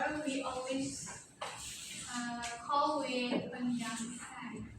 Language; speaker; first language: English; non-native, learner; Indonesian